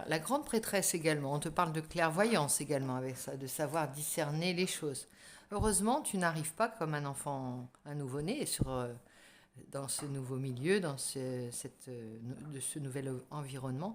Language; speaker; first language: French; native; French